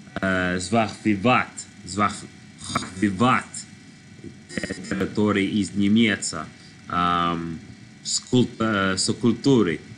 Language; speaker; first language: Russian; non-native, learner; English